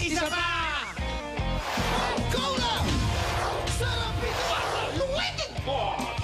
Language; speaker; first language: Filipino; native; Filipino